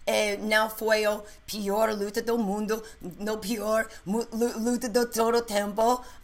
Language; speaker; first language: Portuguese; non-native, learner; English